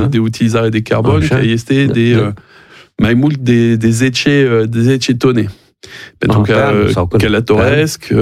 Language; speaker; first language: Romanian; non-native, learner; French